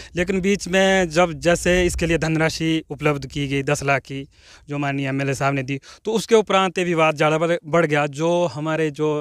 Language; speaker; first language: Hindi; non-native, local second language; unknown